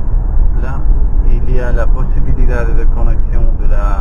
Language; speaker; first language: French; non-native, learner; Spanish